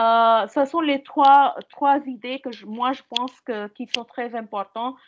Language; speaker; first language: French; non-native, fluent; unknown